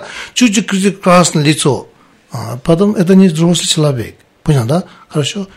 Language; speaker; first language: Russian; non-native, learner; Tibetan